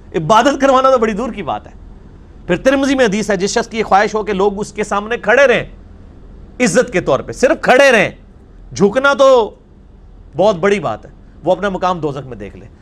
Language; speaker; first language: Urdu; non-native, local second language; Punjabi